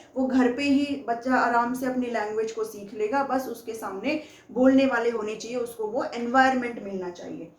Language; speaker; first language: Hindi; native; Hindi